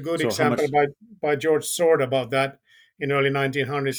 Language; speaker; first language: English; non-native, fluent; Finnish